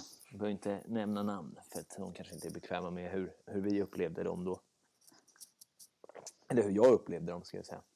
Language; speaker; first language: Swedish; native; Swedish